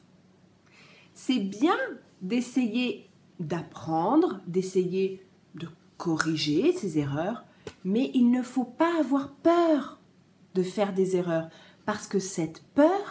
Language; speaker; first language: French; native; French